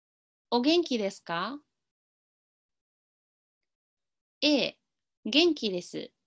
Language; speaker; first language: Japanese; non-native, fluent; Chinese